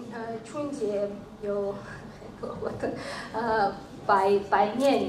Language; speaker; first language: Chinese; non-native, learner; Georgian